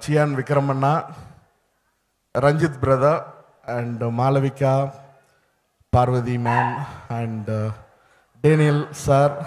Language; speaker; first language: Telugu; non-native, learner; Tamil